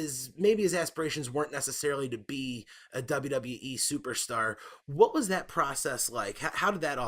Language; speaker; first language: English; native; English